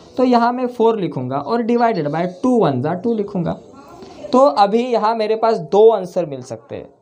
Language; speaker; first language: Hindi; non-native, local second language; Marathi